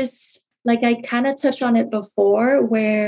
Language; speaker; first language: English; non-native, fluent; Vietnamese